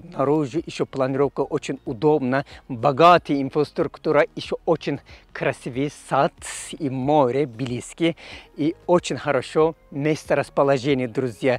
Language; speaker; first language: Russian; non-native, fluent; Turkish